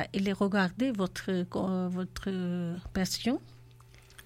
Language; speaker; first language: French; non-native, learner; Urdu